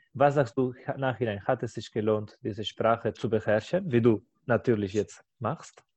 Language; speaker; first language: German; non-native, fluent; Spanish